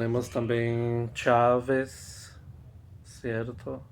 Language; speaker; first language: Spanish; non-native, fluent; Portuguese